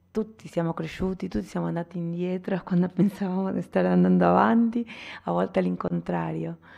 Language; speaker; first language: Italian; non-native, fluent; Spanish